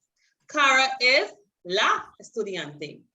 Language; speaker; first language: Spanish; non-native, fluent; English